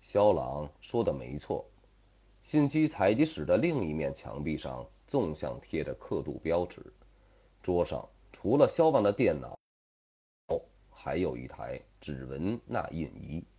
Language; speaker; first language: Chinese; native; Chinese